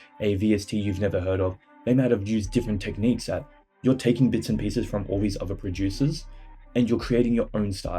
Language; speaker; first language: English; native; English